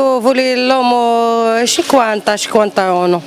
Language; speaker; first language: Italian; non-native, learner; Arabic